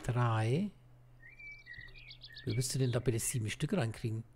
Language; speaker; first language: German; native; German